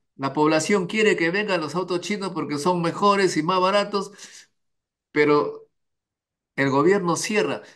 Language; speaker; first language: Spanish; native; Spanish